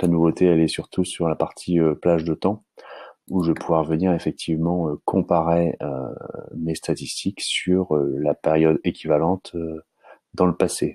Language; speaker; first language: French; native; French